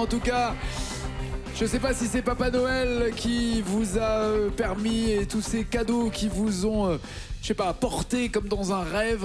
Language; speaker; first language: French; native; French